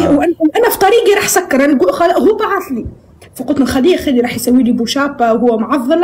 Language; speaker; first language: Arabic; native; Arabic